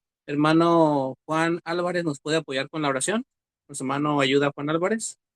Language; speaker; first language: Spanish; native; Spanish